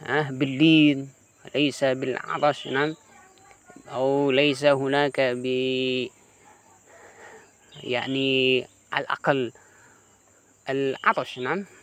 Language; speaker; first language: Arabic; non-native, fluent; Indonesian